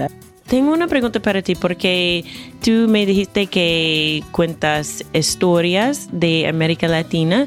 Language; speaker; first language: Spanish; non-native, fluent; English